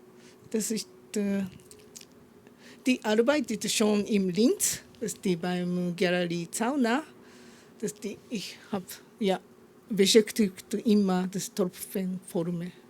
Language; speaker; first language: German; non-native, learner; Japanese